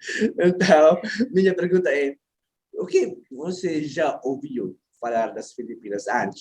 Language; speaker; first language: Portuguese; non-native, learner; Filipino